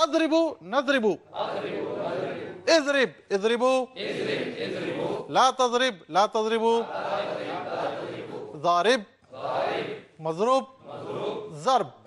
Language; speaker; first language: Arabic; non-native, learner; Urdu